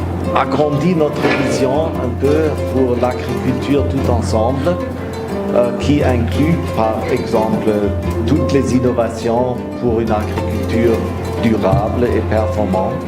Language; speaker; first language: French; non-native, fluent; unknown